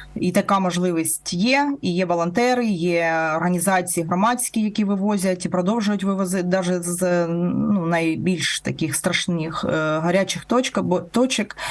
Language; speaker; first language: Ukrainian; non-native, local second language; Russian